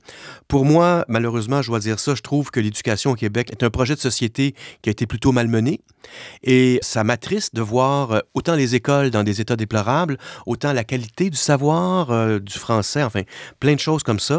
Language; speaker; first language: French; native; French